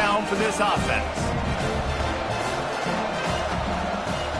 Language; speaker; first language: English; native; English